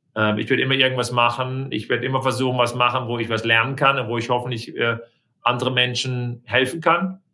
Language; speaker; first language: German; native; German